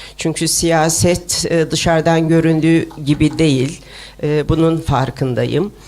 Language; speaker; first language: Turkish; early bilingual, other home language; Uyghur